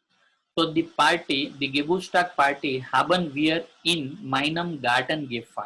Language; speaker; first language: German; non-native, learner; Gujarati